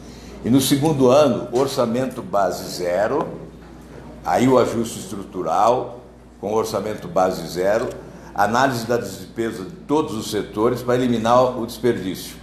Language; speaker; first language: Portuguese; native; Portuguese